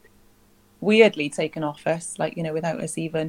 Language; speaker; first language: English; native; English